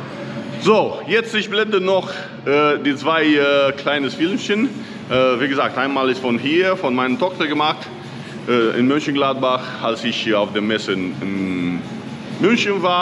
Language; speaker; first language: German; non-native, learner; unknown